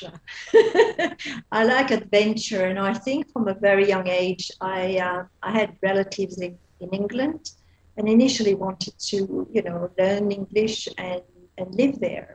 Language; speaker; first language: English; non-native, fluent; Dutch